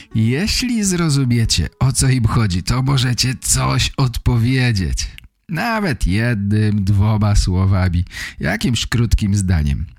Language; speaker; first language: Polish; native; Polish